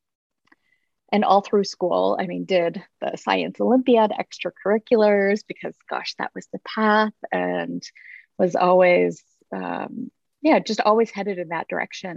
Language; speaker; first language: English; native; English